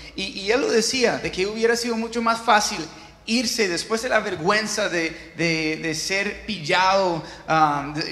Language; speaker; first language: Spanish; non-native, fluent; English